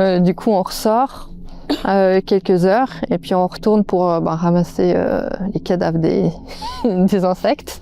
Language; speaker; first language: French; native; French